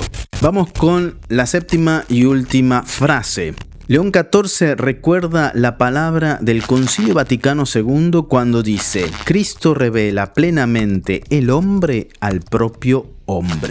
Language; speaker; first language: Spanish; native; Spanish